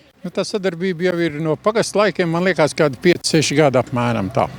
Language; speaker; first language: Latvian; native; Latvian